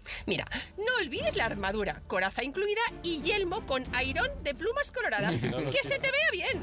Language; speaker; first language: Spanish; native; Spanish